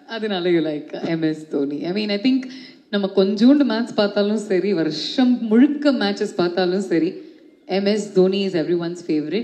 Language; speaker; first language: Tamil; native; Tamil